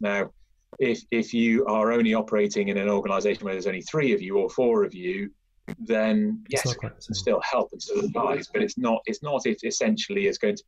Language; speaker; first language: English; native; English